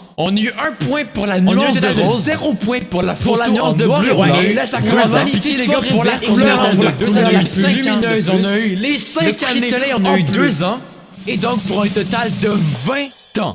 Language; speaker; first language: French; native; French